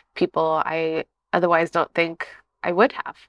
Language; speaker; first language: English; non-native, fluent; Portuguese